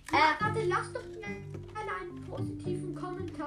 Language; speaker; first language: German; native; German